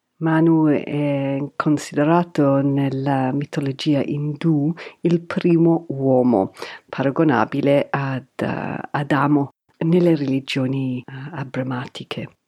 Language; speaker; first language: Italian; non-native, fluent; English